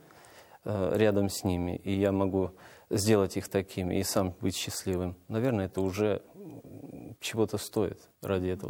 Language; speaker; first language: Russian; native; Russian